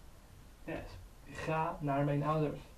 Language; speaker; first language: Dutch; non-native, learner; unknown